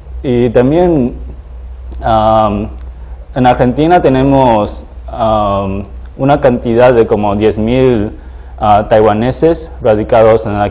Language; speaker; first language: Spanish; non-native, fluent; Chinese